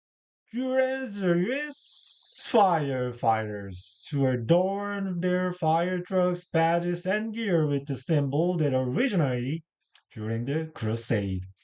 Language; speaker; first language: English; non-native, learner; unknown